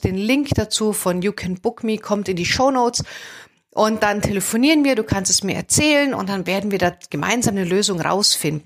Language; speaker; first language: German; native; German